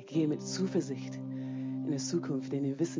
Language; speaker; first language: German; non-native, fluent; English